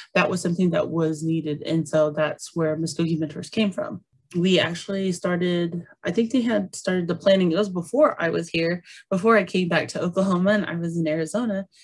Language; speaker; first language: English; native; English